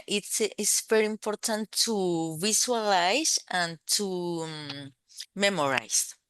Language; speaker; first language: English; non-native, learner; Spanish